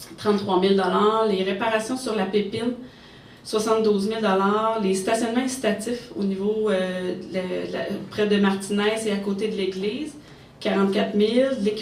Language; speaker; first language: French; native; French